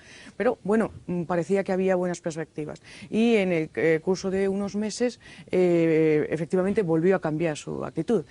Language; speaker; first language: Spanish; native; Spanish